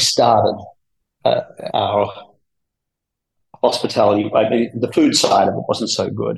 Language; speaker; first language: English; native; English